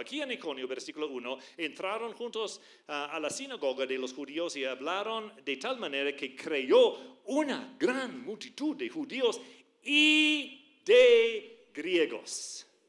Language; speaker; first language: Spanish; non-native, fluent; English